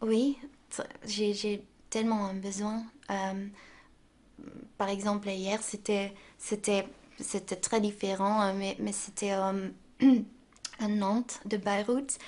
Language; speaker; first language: French; non-native, local second language; Dutch